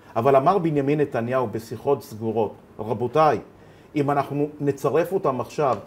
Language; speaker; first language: Hebrew; native; Hebrew